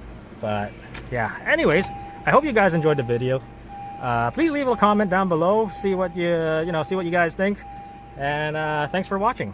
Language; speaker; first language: English; native; English